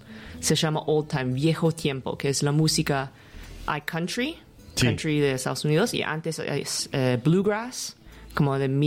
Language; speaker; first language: Spanish; non-native, learner; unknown